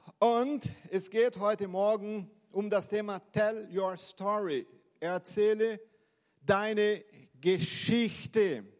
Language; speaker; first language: German; non-native, fluent; Portuguese